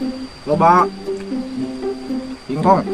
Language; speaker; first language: Indonesian; non-native, local second language; Sundanese